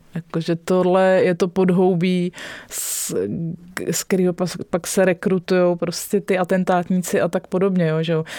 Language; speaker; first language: Czech; native; Czech